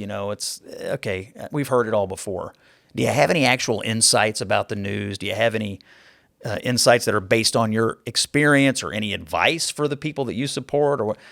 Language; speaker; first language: English; native; English